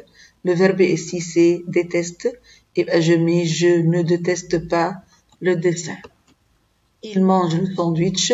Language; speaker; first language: French; non-native, fluent; Arabic